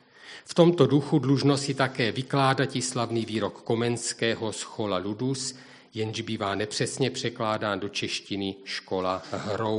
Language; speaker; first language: Czech; native; Czech